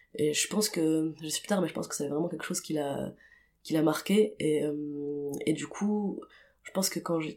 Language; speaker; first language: French; non-native, local second language; Arabic